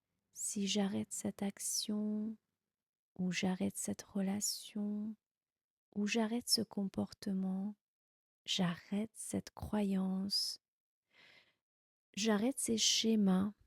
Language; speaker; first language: French; non-native, fluent; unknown